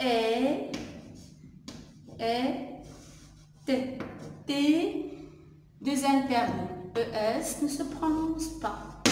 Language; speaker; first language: French; non-native, local second language; Arabic